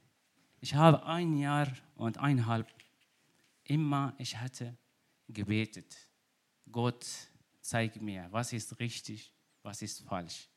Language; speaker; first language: German; non-native, learner; Kurdish